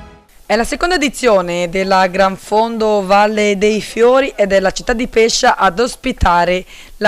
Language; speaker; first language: Italian; native; Italian